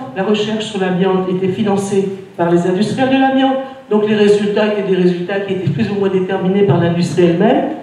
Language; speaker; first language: French; native; French